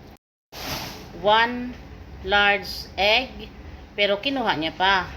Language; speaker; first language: Filipino; non-native, local second language; Hiligaynon